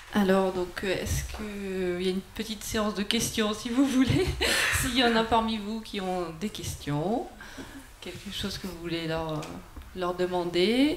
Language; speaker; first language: French; native; French